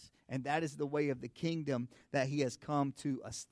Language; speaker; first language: English; native; English